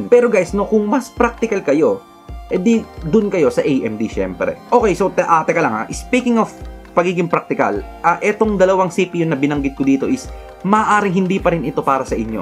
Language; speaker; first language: Filipino; native; Filipino